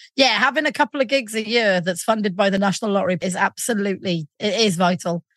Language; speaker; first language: English; native; English